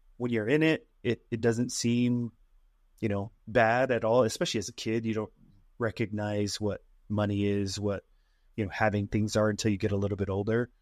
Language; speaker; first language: English; native; English